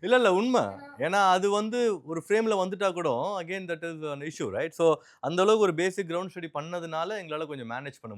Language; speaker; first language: Tamil; native; Tamil